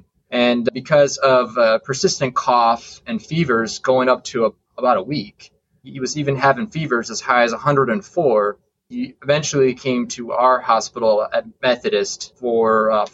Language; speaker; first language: English; native; English